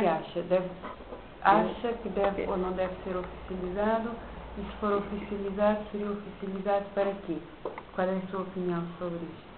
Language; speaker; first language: Portuguese; non-native, local second language; Kabuverdianu